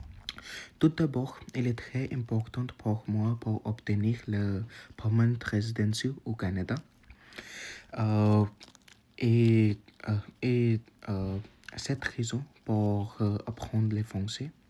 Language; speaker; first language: French; non-native, learner; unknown